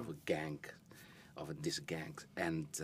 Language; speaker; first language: English; non-native, learner; Italian